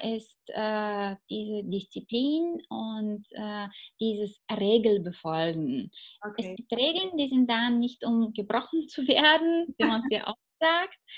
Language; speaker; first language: German; non-native, fluent; Bulgarian